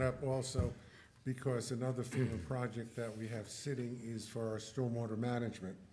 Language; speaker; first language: English; native; English